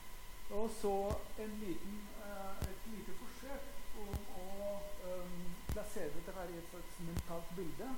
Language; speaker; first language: Norwegian; non-native, fluent; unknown